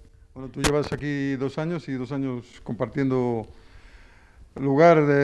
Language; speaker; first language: Spanish; native; Spanish